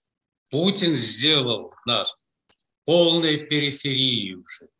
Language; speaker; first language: Russian; native; Russian